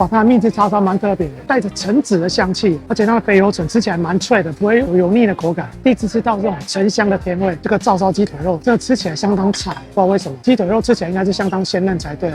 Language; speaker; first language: Chinese; native; Chinese